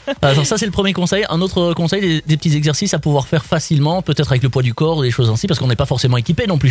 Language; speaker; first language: French; native; French